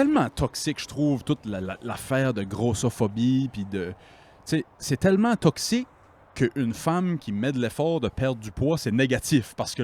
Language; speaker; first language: French; native; French